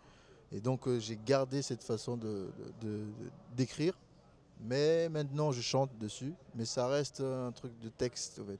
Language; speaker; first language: French; non-native, local second language; Malagasy